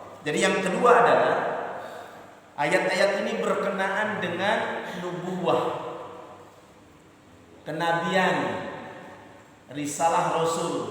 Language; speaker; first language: Indonesian; native; Indonesian